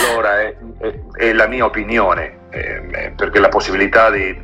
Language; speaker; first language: Italian; non-native, learner; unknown